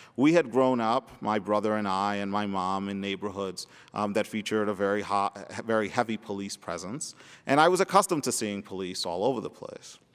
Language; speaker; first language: English; early bilingual, other home language; Spanish